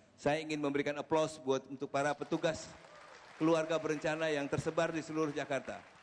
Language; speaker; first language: Indonesian; native; Indonesian